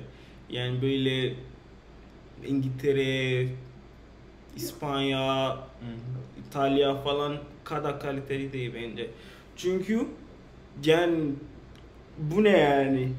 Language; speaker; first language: Turkish; non-native, learner; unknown